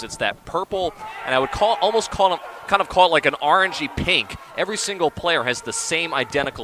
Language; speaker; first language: English; native; English